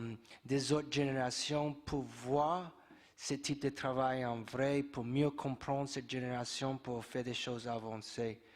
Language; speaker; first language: French; non-native, fluent; English